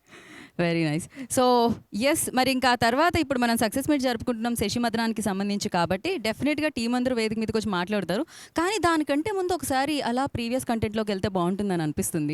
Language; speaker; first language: Telugu; native; Telugu